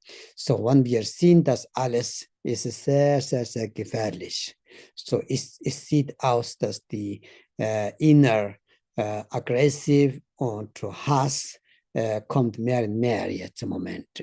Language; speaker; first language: German; non-native, learner; Tibetan